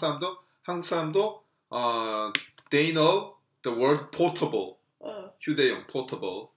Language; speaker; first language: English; non-native, fluent; Korean